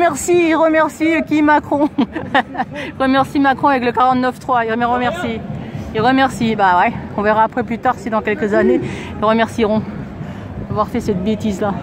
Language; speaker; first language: French; native; French